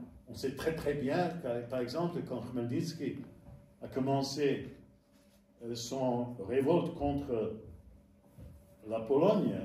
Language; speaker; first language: French; non-native, fluent; English